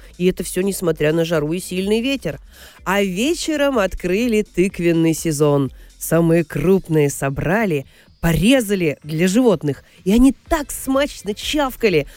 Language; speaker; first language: Russian; native; Russian